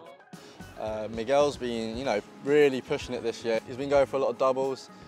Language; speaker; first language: English; native; English